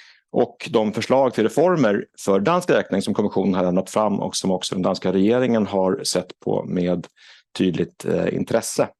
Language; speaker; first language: Swedish; native; Swedish